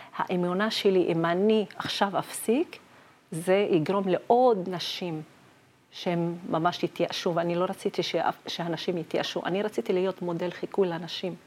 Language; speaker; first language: Hebrew; non-native, local second language; Arabic